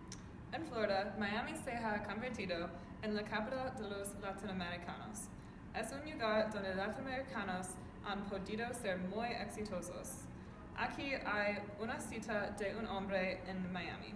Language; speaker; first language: Spanish; non-native, learner; English